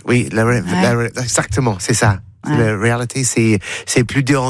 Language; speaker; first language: French; non-native, learner; English